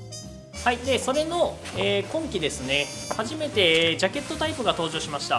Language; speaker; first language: Japanese; native; Japanese